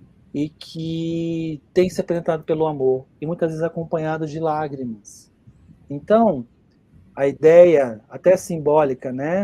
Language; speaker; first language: Portuguese; native; Portuguese